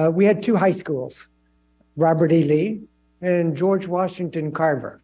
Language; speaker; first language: English; native; English